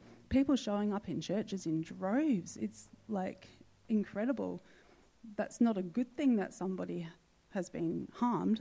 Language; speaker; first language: English; native; English